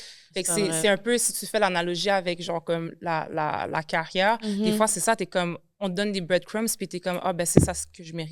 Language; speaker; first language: French; native; French